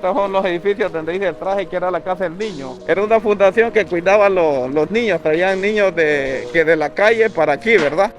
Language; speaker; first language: Spanish; native; Spanish